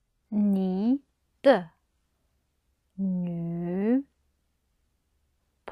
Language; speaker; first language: Chinese; non-native, learner; English